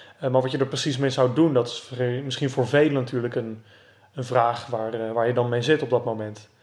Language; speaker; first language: Dutch; native; Dutch